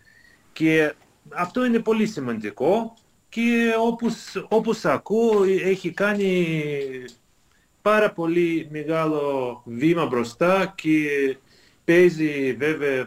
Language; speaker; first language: Greek; non-native, fluent; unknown